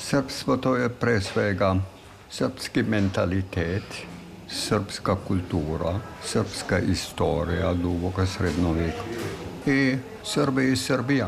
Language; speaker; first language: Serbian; non-native, fluent; German